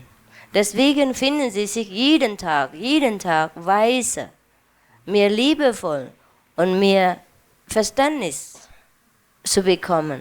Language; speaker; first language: German; non-native, learner; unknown